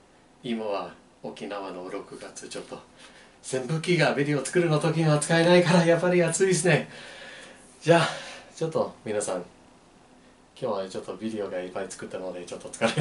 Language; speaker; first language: Japanese; non-native, learner; English